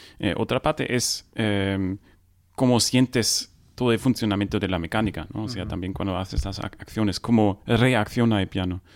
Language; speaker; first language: Spanish; non-native, fluent; German